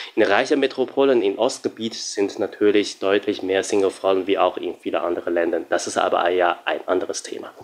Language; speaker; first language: German; non-native, fluent; Chinese